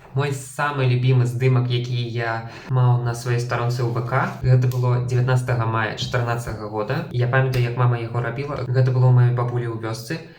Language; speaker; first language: Belarusian; non-native, local second language; Russian